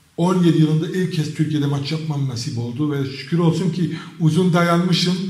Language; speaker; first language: Turkish; early bilingual, heritage; Turkish